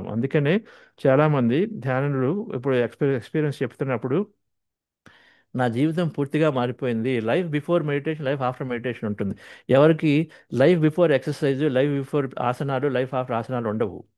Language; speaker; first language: Telugu; native; Telugu